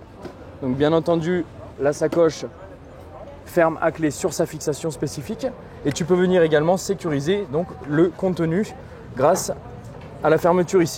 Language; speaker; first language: French; native; French